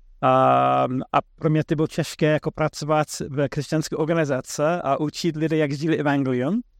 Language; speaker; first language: Czech; non-native, fluent; English